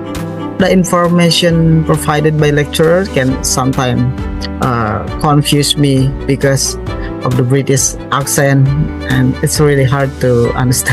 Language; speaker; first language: English; non-native, fluent; Indonesian